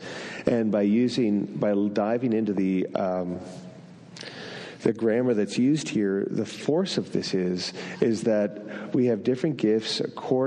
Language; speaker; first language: English; non-native, fluent; French